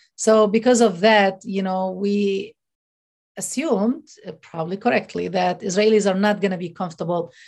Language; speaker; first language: English; non-native, fluent; Arabic